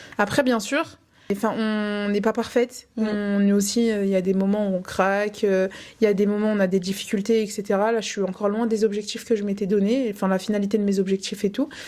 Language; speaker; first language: French; native; French